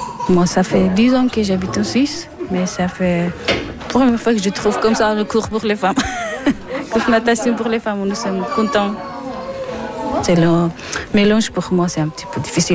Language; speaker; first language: French; non-native, learner; Persian